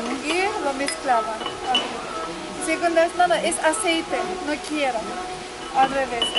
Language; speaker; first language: Spanish; non-native, fluent; Uzbek